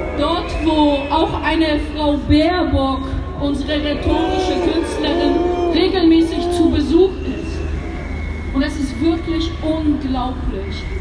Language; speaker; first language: German; early bilingual, other home language; Polish